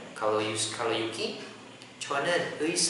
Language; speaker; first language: Korean; non-native, learner; Indonesian